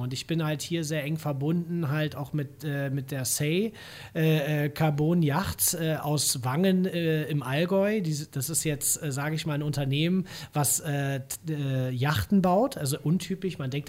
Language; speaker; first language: German; native; German